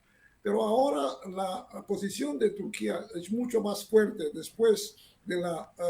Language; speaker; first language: Spanish; non-native, fluent; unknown